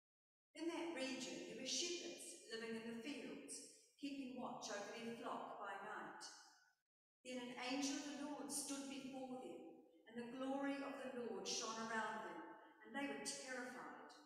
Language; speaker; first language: English; native; English